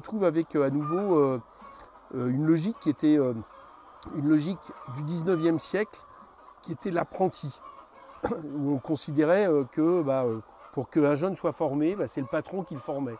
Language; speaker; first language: French; native; French